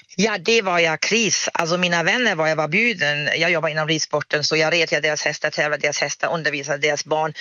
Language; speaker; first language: Swedish; non-native, fluent; German